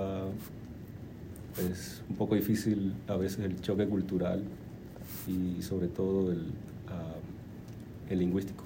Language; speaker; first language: Spanish; native; Spanish